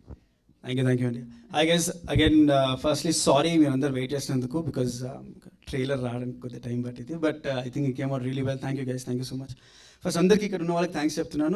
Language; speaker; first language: Telugu; native; Telugu